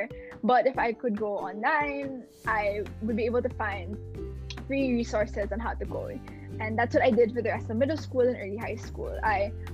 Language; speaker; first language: English; non-native, local second language; Filipino